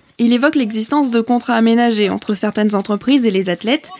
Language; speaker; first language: French; native; French